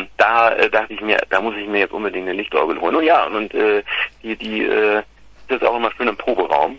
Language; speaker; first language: German; native; German